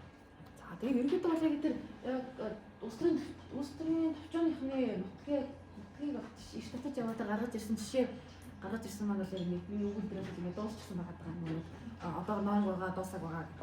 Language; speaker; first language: Mongolian; native; Mongolian